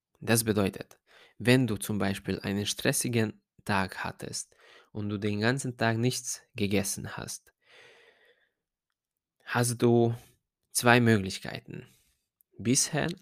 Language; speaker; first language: German; non-native, fluent; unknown